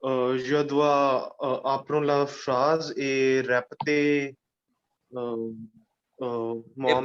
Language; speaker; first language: French; non-native, learner; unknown